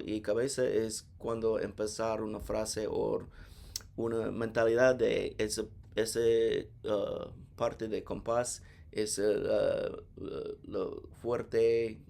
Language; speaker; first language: Spanish; non-native, learner; English